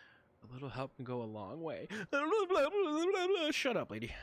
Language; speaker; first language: English; native; English